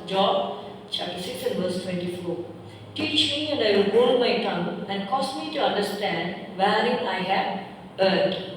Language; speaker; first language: English; non-native, local second language; Tamil